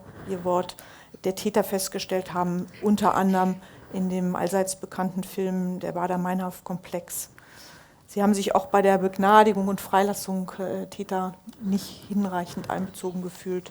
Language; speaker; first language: German; native; German